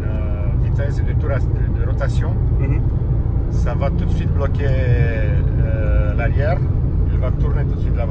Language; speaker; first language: French; non-native, fluent; Romanian